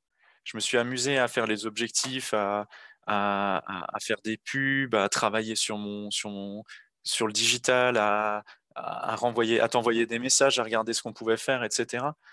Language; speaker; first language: French; native; French